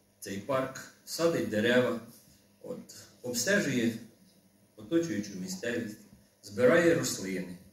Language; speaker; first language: Ukrainian; native; Ukrainian